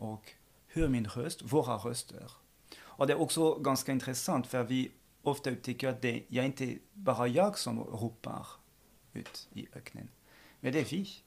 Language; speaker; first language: Swedish; non-native, fluent; French